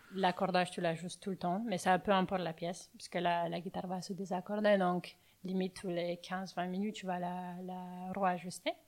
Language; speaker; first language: French; non-native, fluent; Romanian